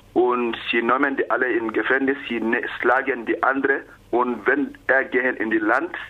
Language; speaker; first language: German; non-native, learner; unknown